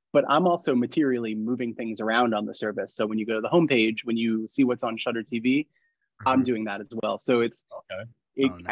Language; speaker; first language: English; native; English